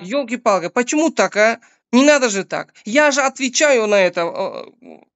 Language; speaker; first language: Russian; non-native, local second language; Uzbek